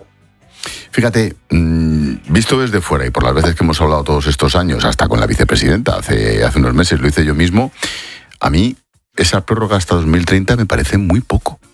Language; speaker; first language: Spanish; native; Spanish